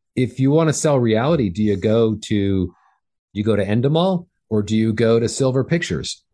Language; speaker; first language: English; native; English